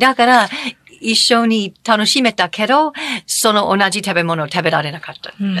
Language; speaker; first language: Japanese; non-native, fluent; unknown